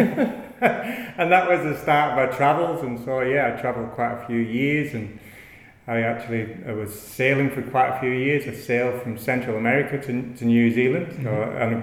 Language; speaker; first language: English; native; English